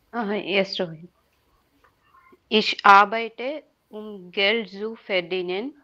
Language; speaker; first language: German; non-native, learner; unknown